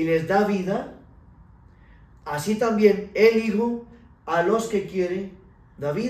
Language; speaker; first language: Spanish; native; Spanish